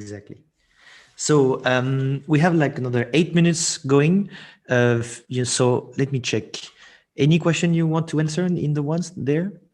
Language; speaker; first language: English; non-native, fluent; French